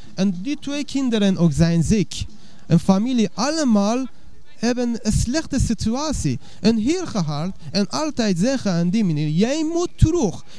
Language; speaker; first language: Dutch; non-native, learner; Persian